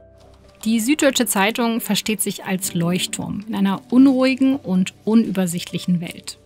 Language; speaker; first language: German; native; German